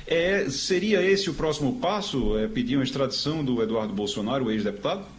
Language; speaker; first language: Portuguese; native; Portuguese